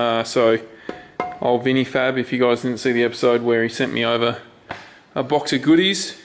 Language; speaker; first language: English; native; English